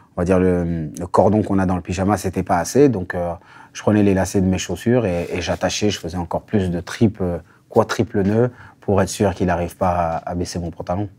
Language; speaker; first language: French; native; French